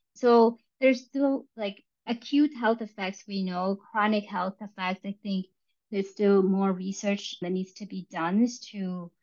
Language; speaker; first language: English; early bilingual, other home language; Vietnamese